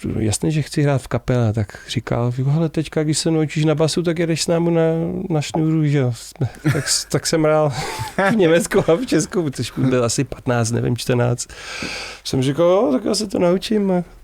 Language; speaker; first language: Czech; non-native, fluent; Dutch